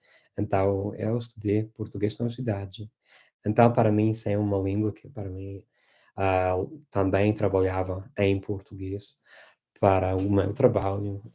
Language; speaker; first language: Portuguese; non-native, fluent; English